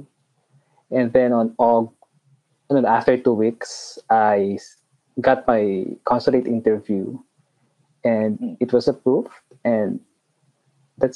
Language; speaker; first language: English; non-native, local second language; Pampanga